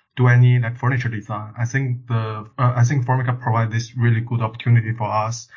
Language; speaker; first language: English; non-native, learner; Chinese